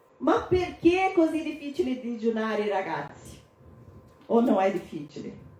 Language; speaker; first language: Italian; non-native, fluent; Portuguese